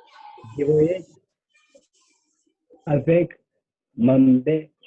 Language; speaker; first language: French; non-native, learner; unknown